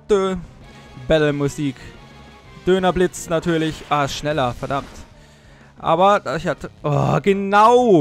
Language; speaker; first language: German; native; German